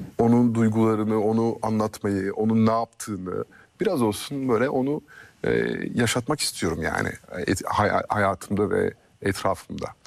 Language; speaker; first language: Turkish; early bilingual, heritage; Turkish